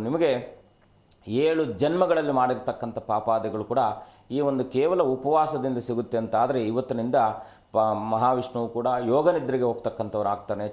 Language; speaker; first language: Kannada; native; Kannada